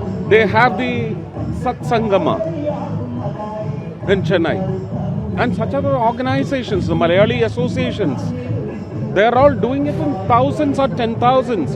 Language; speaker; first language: English; non-native, local second language; Malayalam